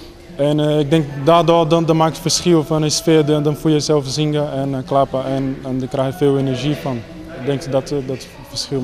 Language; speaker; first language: Dutch; non-native, fluent; Portuguese